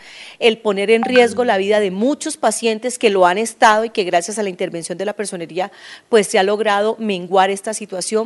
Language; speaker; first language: Spanish; native; Spanish